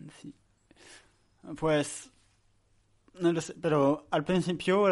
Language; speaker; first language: Spanish; non-native, learner; French